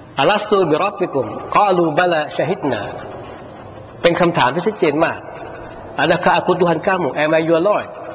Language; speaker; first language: Thai; non-native, local second language; Pattani Malay